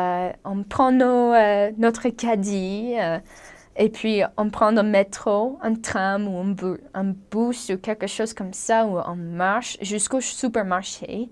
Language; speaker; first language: French; non-native, fluent; English